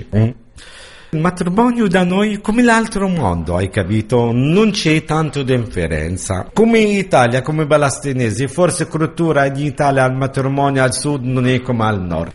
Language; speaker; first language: Italian; non-native, learner; Arabic